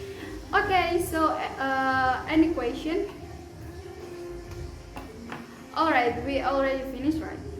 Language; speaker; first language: English; non-native, fluent; Indonesian